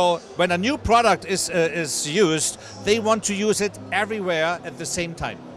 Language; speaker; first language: English; non-native, fluent; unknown